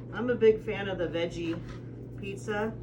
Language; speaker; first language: English; native; English